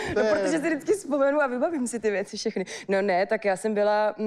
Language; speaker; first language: Czech; native; Czech